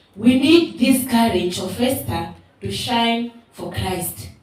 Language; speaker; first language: English; non-native, local second language; Swahili